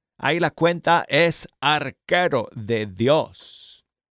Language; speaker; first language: Spanish; native; Spanish